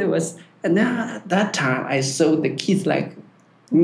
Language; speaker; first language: English; non-native, learner; Tibetan